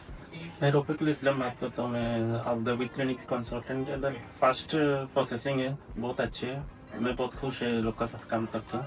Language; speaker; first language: Hindi; non-native, learner; Bangla